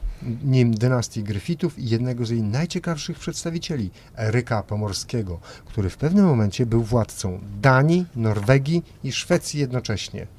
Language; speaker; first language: Polish; native; Polish